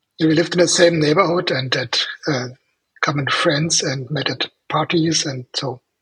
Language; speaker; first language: English; non-native, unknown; German